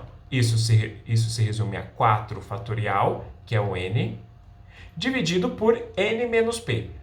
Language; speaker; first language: Portuguese; native; Portuguese